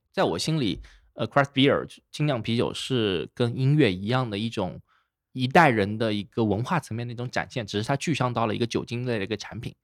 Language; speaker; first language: Chinese; native; Chinese